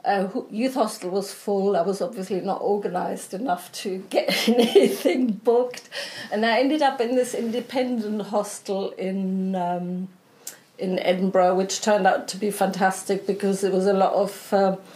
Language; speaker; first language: English; non-native, fluent; German